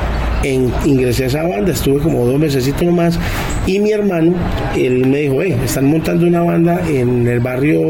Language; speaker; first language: Spanish; native; Spanish